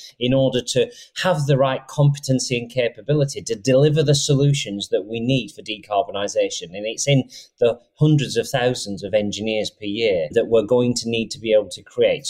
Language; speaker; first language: English; native; English